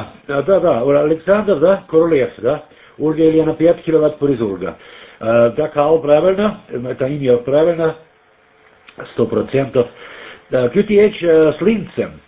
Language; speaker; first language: Russian; non-native, learner; German